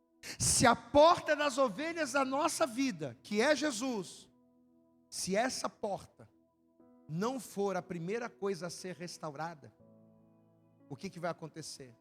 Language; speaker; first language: Portuguese; native; Portuguese